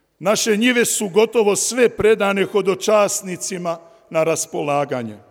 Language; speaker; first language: Croatian; native; Croatian